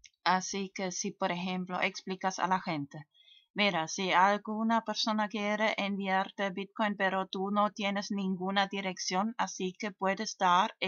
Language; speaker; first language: Spanish; non-native, fluent; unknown